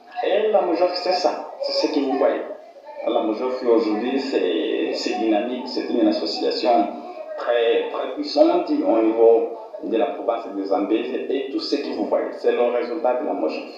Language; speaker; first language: French; non-native, fluent; Portuguese